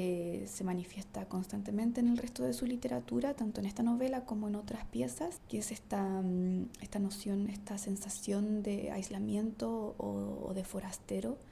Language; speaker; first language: Spanish; native; Spanish